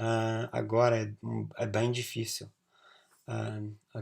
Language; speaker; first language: Portuguese; non-native, fluent; English